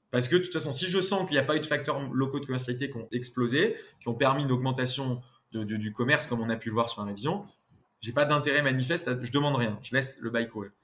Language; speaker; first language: French; native; French